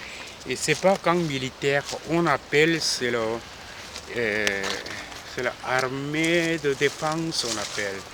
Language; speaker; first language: French; non-native, fluent; Korean